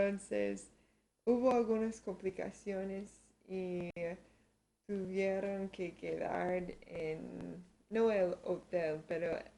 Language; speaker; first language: Spanish; early bilingual, heritage; Spanish